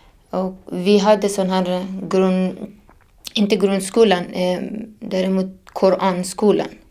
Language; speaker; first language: Swedish; non-native, fluent; Persian